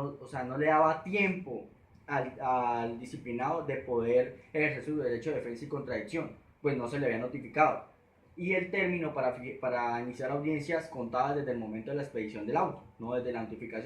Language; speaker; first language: Spanish; native; Spanish